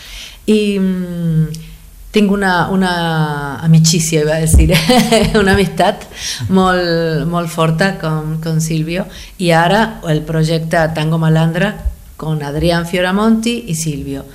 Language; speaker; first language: Catalan; non-native, fluent; Spanish